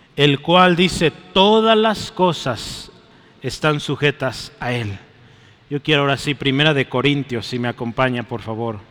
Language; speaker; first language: Spanish; native; Spanish